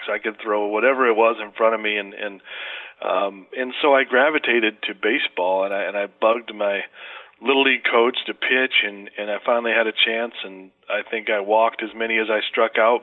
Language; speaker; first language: English; native; English